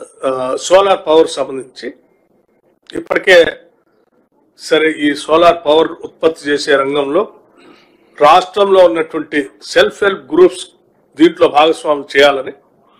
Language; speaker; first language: Telugu; native; Telugu